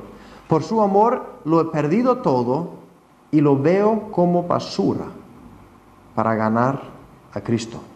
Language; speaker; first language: Spanish; non-native, fluent; Icelandic